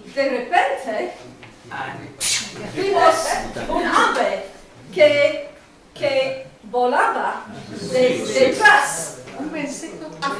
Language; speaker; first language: Spanish; non-native, learner; English